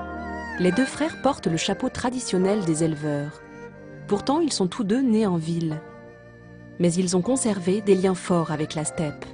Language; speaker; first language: French; native; French